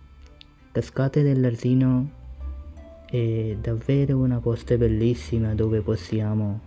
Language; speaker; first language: Italian; non-native, learner; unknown